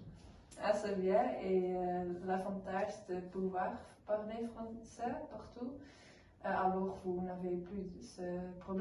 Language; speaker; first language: French; non-native, learner; Dutch